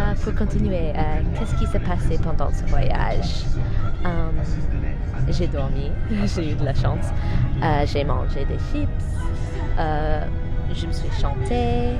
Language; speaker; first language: French; non-native, fluent; English